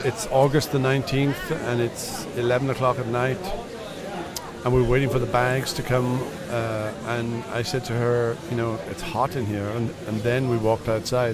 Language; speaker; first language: English; native; English